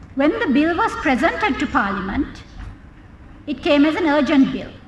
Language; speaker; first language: English; non-native, local second language; Sinhala